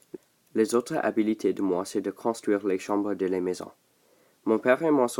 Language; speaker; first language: French; non-native, local second language; English